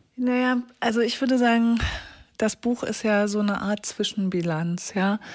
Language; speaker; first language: German; native; German